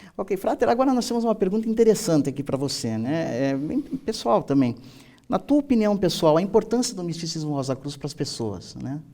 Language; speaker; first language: Portuguese; native; Portuguese